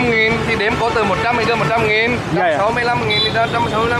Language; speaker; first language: Vietnamese; native; Vietnamese